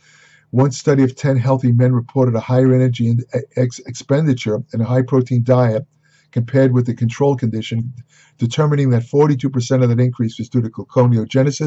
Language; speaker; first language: English; native; English